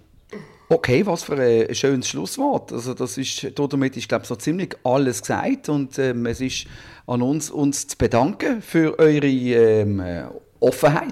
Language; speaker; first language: German; native; German